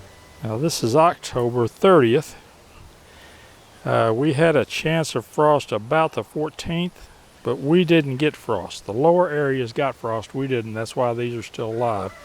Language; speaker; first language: English; native; English